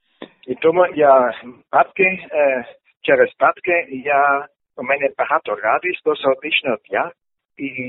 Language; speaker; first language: Ukrainian; non-native, learner; German